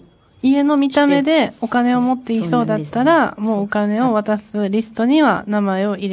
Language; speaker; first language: Japanese; native; Japanese